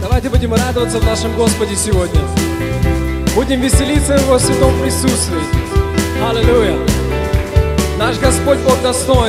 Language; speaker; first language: Russian; early bilingual, heritage; Russian